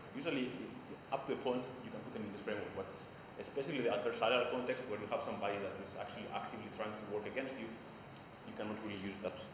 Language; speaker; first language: English; non-native, fluent; Greek